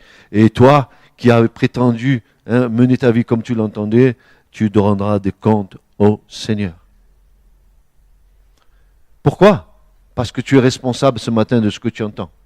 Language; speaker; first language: French; native; French